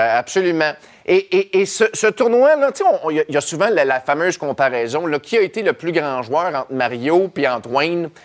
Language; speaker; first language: French; native; French